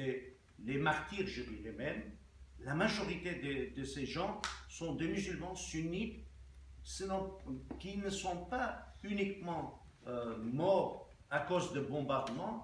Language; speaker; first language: French; non-native, fluent; Armenian